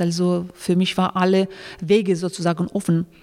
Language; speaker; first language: German; non-native, fluent; Russian